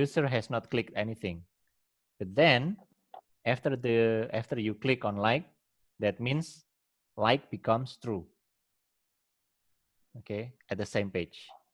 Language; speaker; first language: English; non-native, fluent; Indonesian